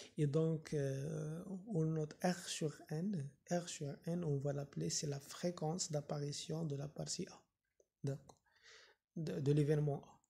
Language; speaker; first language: French; non-native, local second language; Arabic